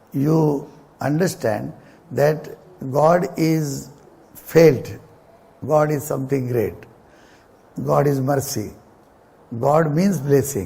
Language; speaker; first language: English; non-native, local second language; Marathi